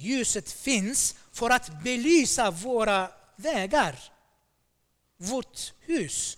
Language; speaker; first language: Swedish; non-native, fluent; Armenian